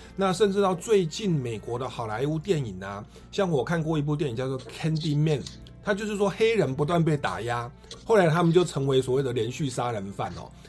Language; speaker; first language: Chinese; non-native, local second language; Min Nan Chinese